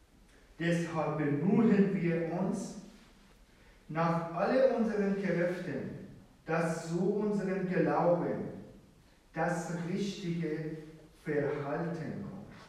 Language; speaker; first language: German; non-native, fluent; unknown